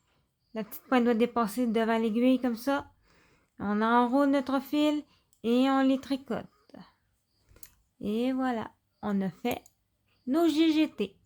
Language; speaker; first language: French; native; French